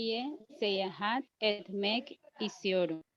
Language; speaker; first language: Turkish; non-native, learner; Spanish